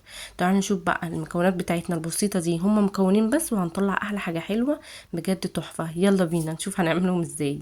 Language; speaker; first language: Arabic; native; Arabic